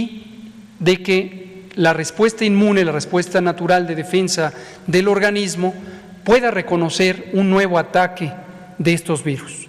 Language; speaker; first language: Spanish; native; Spanish